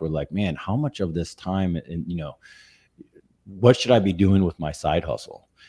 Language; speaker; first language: English; native; English